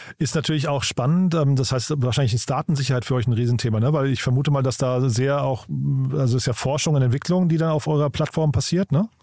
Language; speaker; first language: German; native; German